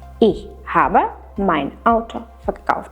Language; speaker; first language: German; non-native, fluent; Ukrainian